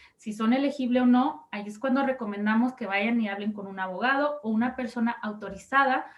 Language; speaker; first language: Spanish; early bilingual, other home language; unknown